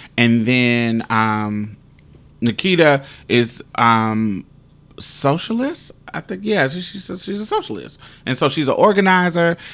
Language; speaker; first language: English; native; English